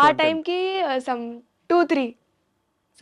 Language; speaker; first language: Telugu; non-native, learner; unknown